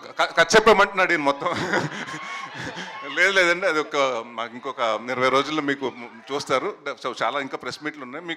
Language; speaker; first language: Telugu; native; Telugu